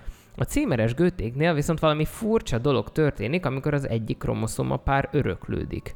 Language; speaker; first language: Hungarian; native; Hungarian